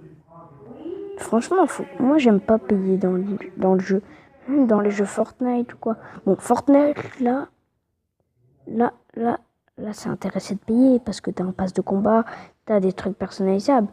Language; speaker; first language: French; native; French